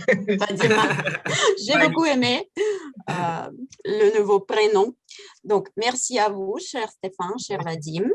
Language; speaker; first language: French; non-native, fluent; Russian